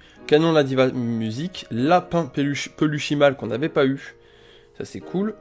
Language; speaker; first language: French; native; French